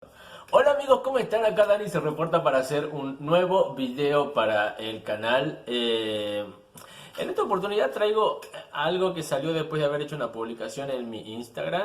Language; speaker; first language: Spanish; native; Spanish